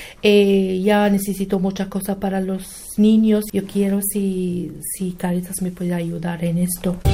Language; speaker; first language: Spanish; non-native, learner; Arabic